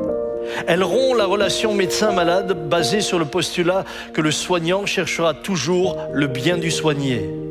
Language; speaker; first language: French; native; French